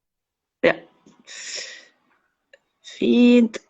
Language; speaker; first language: Norwegian; non-native, fluent; Spanish